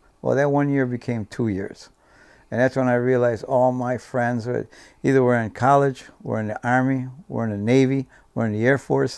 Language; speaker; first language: English; native; English